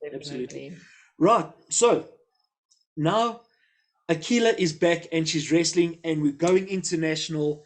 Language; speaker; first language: English; native; English